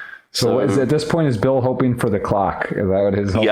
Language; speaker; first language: English; native; English